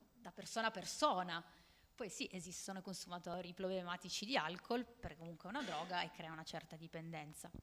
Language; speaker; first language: Italian; native; Italian